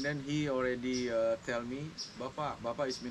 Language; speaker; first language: English; non-native, learner; Indonesian